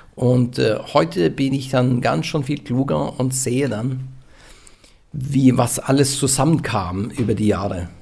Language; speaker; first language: German; non-native, fluent; Norwegian